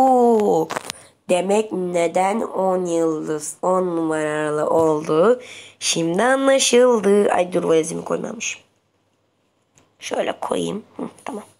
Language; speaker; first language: Turkish; native; Turkish